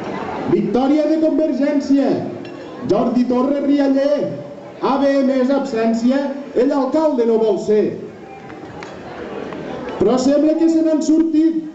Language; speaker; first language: Catalan; native; Catalan